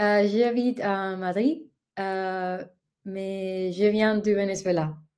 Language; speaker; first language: French; non-native, learner; Spanish